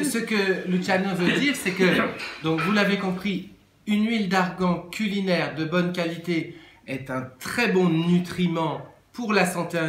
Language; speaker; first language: French; native; French